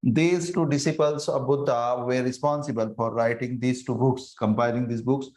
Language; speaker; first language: English; non-native, local second language; Marathi